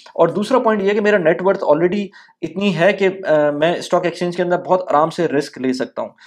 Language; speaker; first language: Urdu; native; Urdu